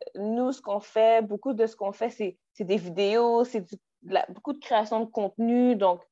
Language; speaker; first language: French; native; French